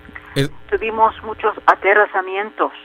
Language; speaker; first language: Spanish; non-native, fluent; Turkish